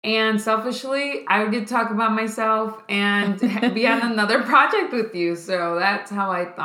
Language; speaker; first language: English; early bilingual, other home language; Spanish